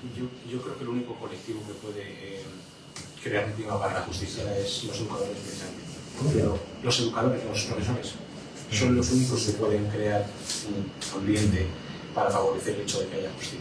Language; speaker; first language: Spanish; native; Spanish